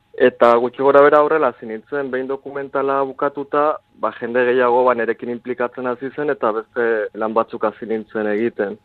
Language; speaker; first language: Basque; native; Basque